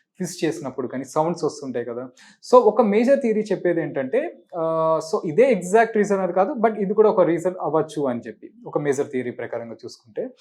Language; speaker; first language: Telugu; native; Telugu